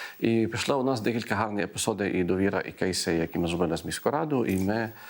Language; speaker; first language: Ukrainian; non-native, fluent; Greek